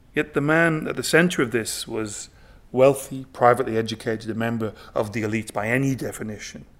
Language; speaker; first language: English; native; English